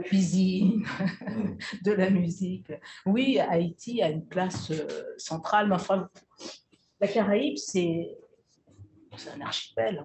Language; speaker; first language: French; native; French